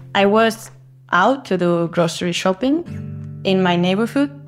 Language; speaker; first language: English; non-native, fluent; Spanish